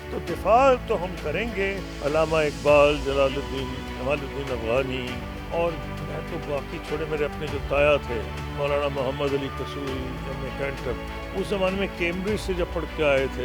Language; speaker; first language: Urdu; native; Urdu